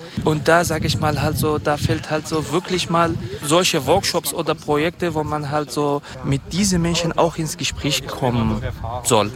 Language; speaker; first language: German; non-native, fluent; Kurdish